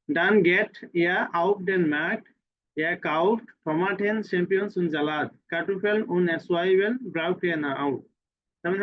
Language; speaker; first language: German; non-native, fluent; Bangla